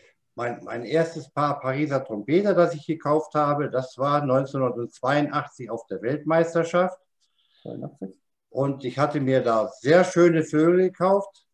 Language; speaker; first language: German; native; German